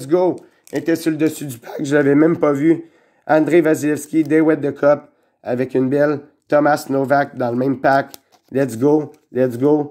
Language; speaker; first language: French; native; French